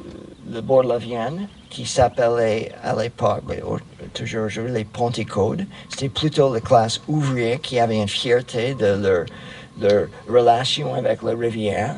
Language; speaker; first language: French; non-native, fluent; English